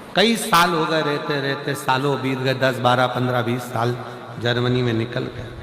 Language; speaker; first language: Hindi; native; Hindi